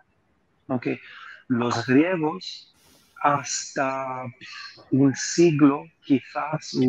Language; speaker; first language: Spanish; non-native, fluent; Greek